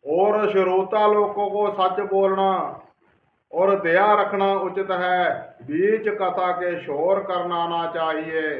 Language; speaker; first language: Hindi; non-native, local second language; Punjabi